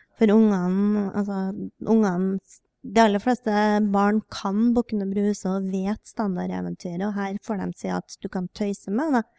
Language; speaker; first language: Norwegian; native; Norwegian